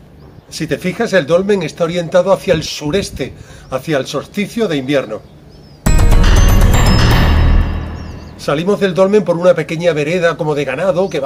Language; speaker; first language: Spanish; native; Spanish